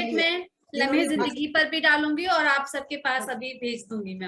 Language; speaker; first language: Hindi; native; Hindi